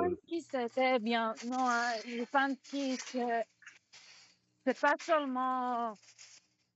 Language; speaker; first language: French; non-native, learner; Hebrew